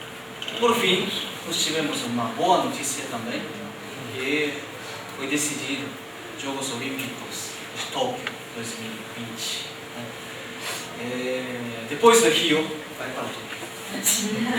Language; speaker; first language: Portuguese; non-native, fluent; Japanese